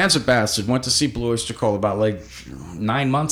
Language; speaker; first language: English; native; English